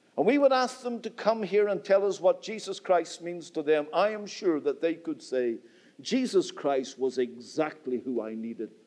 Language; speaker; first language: English; native; English